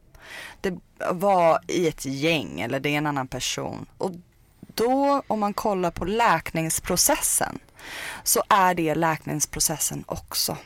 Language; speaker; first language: Swedish; early bilingual, other home language; Persian